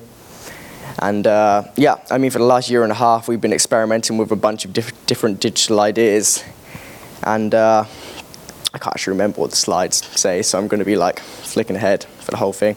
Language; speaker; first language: English; native; English